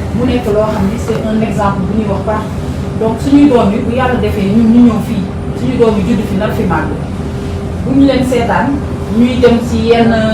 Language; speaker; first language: Wolof; non-native, local second language; Fula